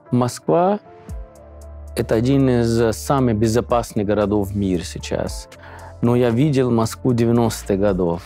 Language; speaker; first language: Russian; non-native, fluent; Punjabi